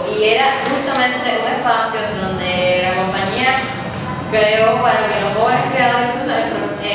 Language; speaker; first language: Spanish; native; Spanish